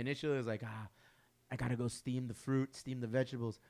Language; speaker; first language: English; early bilingual, other home language; Spanish